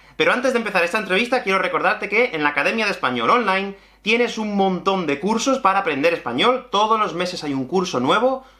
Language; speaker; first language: Spanish; native; Spanish